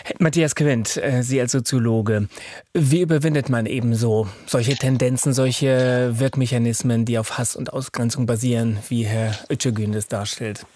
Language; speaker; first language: German; native; German